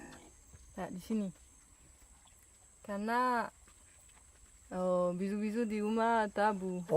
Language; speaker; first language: Indonesian; non-native, learner; French